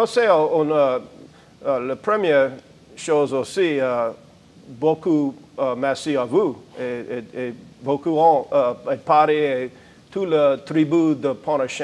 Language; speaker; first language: French; non-native, learner; English